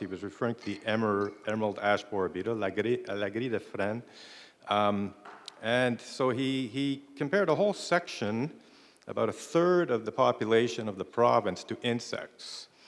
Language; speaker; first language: English; native; English